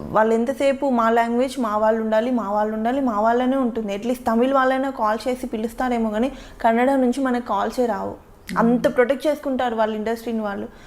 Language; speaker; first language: Telugu; native; Telugu